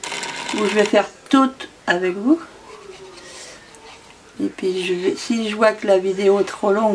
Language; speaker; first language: French; native; French